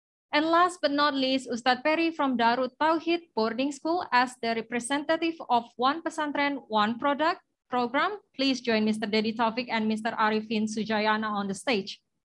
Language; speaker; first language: English; non-native, fluent; Indonesian